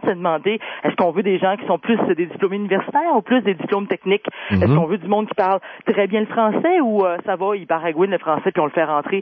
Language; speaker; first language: French; native; French